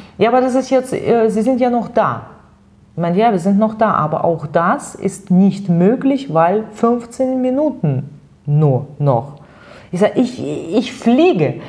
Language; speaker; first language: German; non-native, fluent; Russian